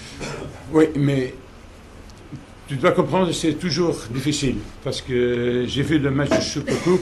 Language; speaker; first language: French; non-native, local second language; Dutch